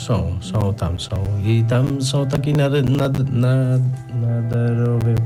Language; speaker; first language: Polish; non-native, learner; Nepali